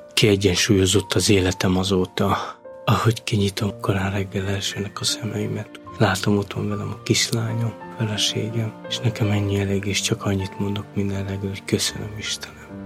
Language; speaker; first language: Hungarian; non-native, local second language; Romany